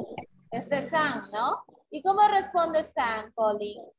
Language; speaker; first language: Spanish; native; Spanish